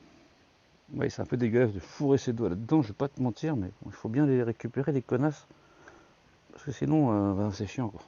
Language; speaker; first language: French; native; French